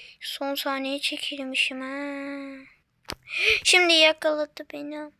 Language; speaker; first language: Turkish; native; Turkish